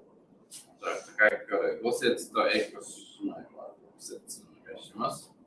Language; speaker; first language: Japanese; non-native, fluent; English